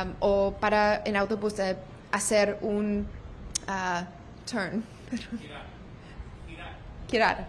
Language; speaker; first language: Spanish; non-native, learner; English